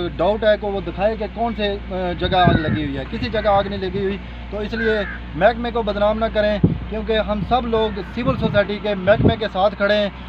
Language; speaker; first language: Urdu; non-native, local second language; Pahari-Potwari